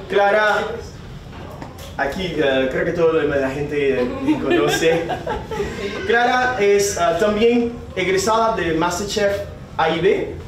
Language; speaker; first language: Spanish; non-native, fluent; Haitian Creole